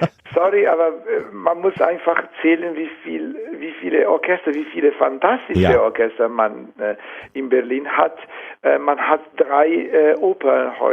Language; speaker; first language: German; non-native, fluent; Italian